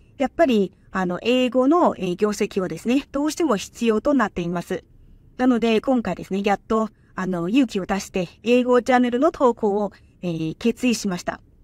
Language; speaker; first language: Japanese; non-native, fluent; Chinese